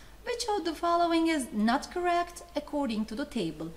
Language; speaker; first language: English; non-native, fluent; Turkish